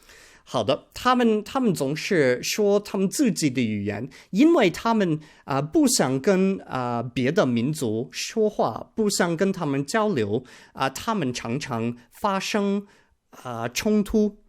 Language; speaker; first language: Chinese; non-native, learner; English